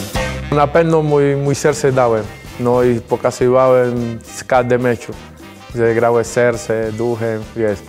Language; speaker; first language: Polish; non-native, learner; Spanish